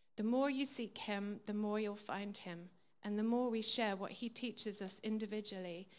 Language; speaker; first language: English; native; English